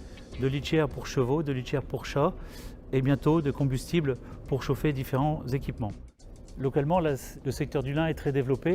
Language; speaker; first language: French; native; French